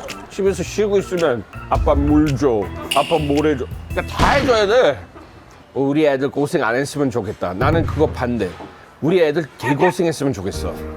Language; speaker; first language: Korean; non-native, fluent; English